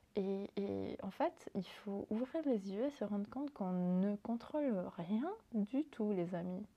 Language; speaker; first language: French; non-native, fluent; Spanish